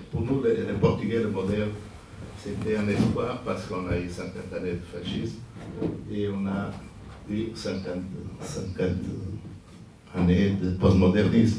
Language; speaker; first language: French; non-native, fluent; Portuguese